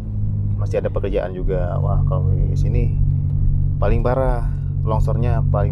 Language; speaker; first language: Indonesian; native; Indonesian